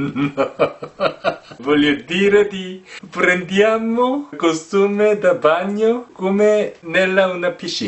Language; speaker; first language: Italian; non-native, learner; Korean